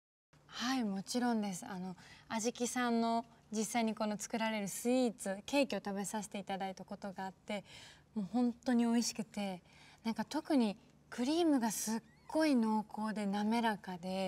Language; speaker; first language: Japanese; native; Japanese